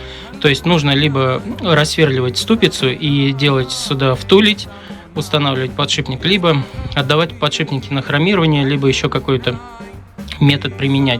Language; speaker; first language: Russian; native; Russian